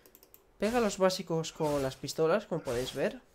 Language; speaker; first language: Spanish; native; Spanish